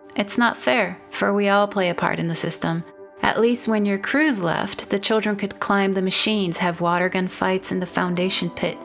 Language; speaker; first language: English; non-native, fluent; Portuguese